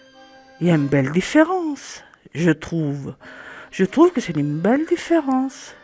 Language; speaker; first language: French; non-native, learner; Italian